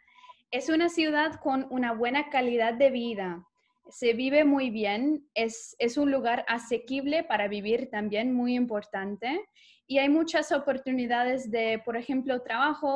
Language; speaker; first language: Spanish; non-native, fluent; English